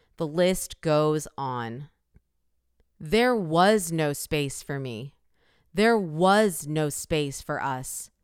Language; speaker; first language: English; early bilingual, other home language; Korean